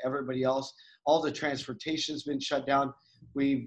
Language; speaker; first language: English; native; English